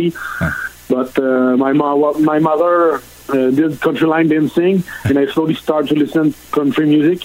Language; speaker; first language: English; non-native, learner; French